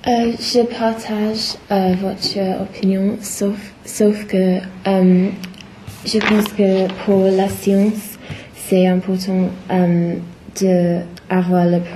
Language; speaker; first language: French; non-native, learner; English